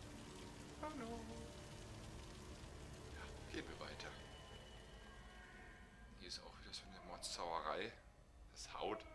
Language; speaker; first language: German; native; German